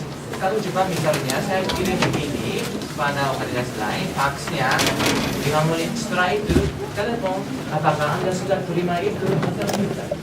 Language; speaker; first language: Indonesian; non-native, fluent; Japanese